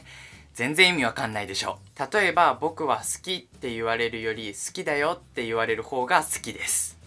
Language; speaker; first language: Japanese; native; Japanese